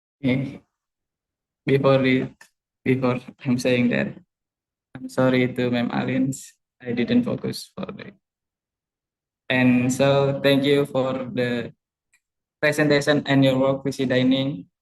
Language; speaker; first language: English; non-native, learner; Indonesian